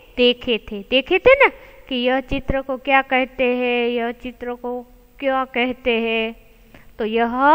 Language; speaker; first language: Hindi; non-native, local second language; Gujarati